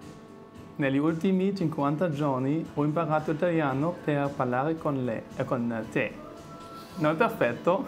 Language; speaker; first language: Italian; non-native, learner; German